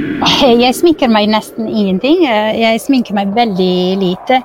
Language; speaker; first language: Norwegian; non-native, fluent; Italian